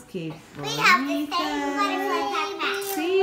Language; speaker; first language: Spanish; non-native, learner; English